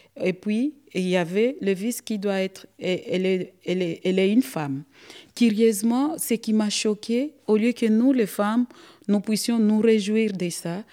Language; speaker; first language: French; non-native, local second language; Swahili